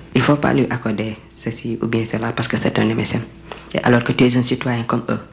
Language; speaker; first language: French; non-native, local second language; Wolof